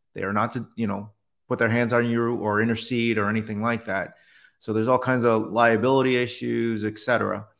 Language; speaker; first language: English; native; English